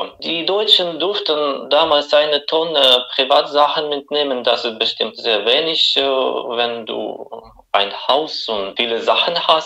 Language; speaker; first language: German; non-native, fluent; Russian